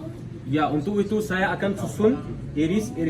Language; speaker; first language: Indonesian; non-native, fluent; Arabic